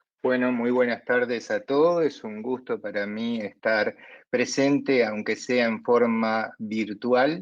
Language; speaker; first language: Spanish; native; Spanish